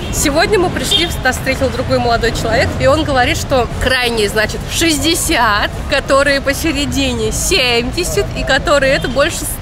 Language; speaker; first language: Russian; native; Russian